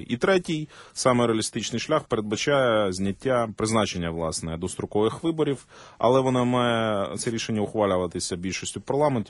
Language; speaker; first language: Ukrainian; native; Ukrainian